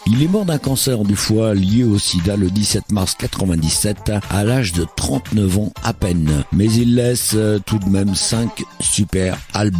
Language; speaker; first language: French; native; French